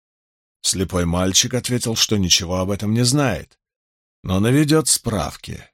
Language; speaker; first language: Russian; native; Russian